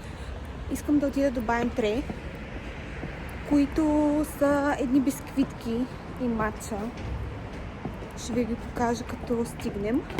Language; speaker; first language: Bulgarian; native; Bulgarian